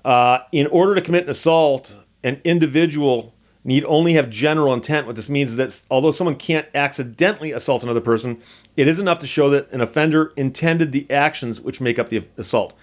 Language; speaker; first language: English; native; English